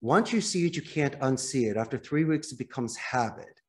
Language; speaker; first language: English; native; English